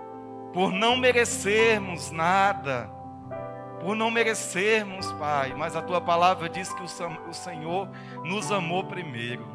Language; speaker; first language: Portuguese; native; Portuguese